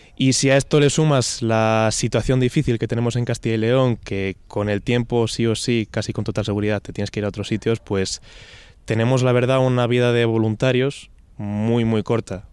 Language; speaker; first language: Spanish; native; Spanish